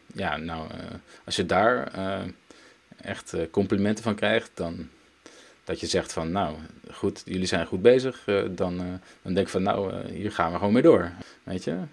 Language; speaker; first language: Dutch; early bilingual, other home language; Turkish